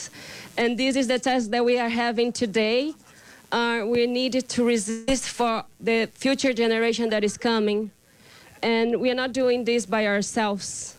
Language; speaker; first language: English; non-native, fluent; Portuguese